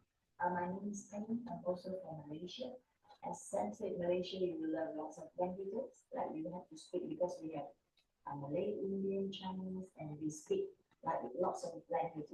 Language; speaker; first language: English; non-native, fluent; Min Nan Chinese